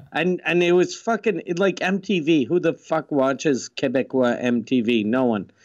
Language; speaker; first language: English; non-native, fluent; French